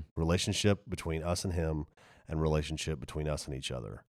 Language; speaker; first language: English; native; English